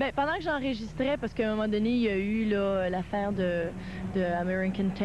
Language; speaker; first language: French; native; French